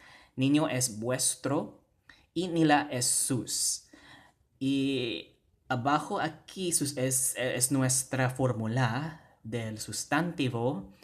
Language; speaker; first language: Spanish; non-native, fluent; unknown